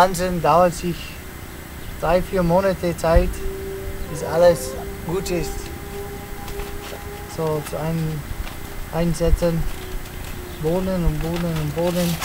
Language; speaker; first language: German; non-native, learner; Italian